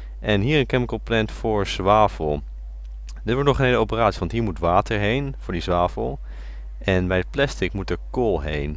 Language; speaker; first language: Dutch; native; Dutch